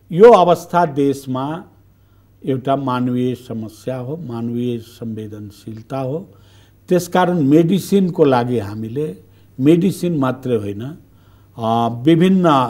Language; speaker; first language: Nepali; non-native, local second language; Bhojpuri